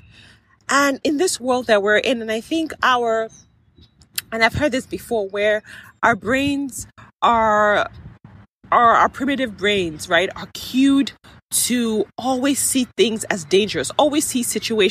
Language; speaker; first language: English; non-native, local second language; Yoruba